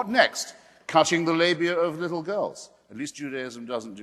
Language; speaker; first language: English; native; English